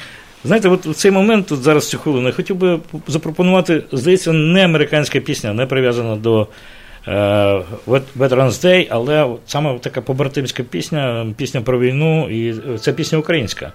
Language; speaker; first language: Ukrainian; native; Ukrainian